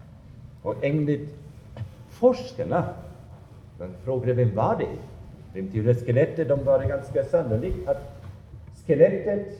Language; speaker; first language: Swedish; non-native, fluent; German